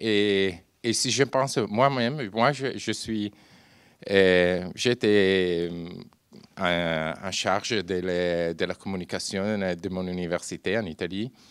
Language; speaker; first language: French; non-native, fluent; Italian